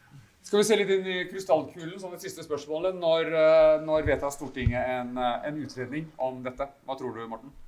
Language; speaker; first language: Norwegian; native; Norwegian